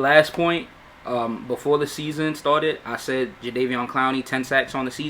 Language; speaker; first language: English; native; English